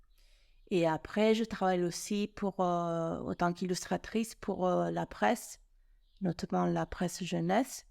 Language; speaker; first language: French; non-native, fluent; Italian